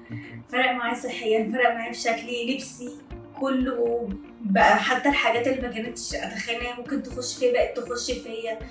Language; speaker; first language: Arabic; native; Arabic